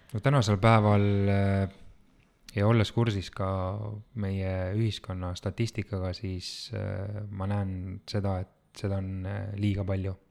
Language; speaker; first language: Estonian; native; Estonian